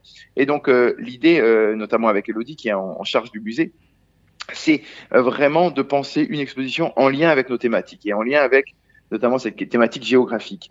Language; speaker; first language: French; native; French